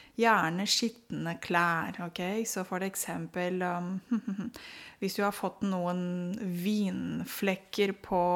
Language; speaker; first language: Norwegian; non-native, fluent; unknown